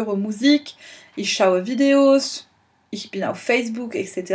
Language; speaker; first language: German; non-native, fluent; French